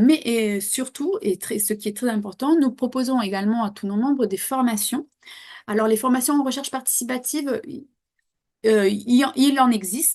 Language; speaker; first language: French; native; French